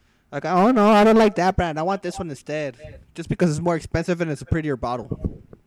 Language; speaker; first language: English; early bilingual, other home language; Spanish